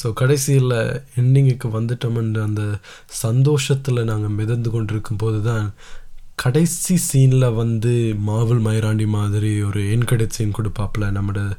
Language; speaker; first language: Tamil; early bilingual, heritage; Tamil